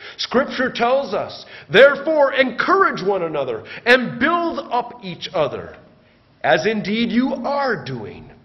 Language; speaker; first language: English; native; English